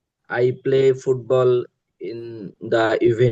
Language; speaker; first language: English; non-native, learner; Bangla